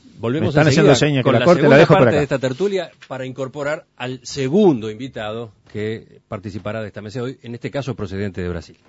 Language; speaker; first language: Spanish; native; Spanish